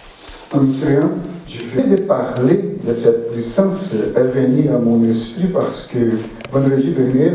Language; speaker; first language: French; non-native, fluent; Portuguese